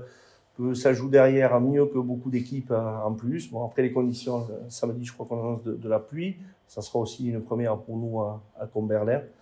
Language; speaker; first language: French; native; French